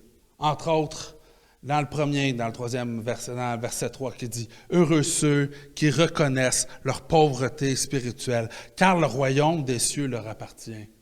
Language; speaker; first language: French; native; French